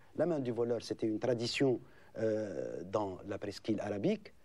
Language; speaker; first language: French; non-native, local second language; Arabic